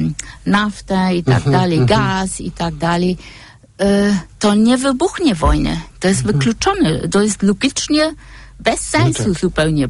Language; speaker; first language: Polish; non-native, fluent; German